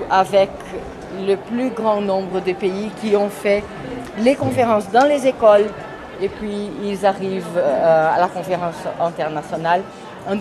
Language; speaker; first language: French; non-native, fluent; Portuguese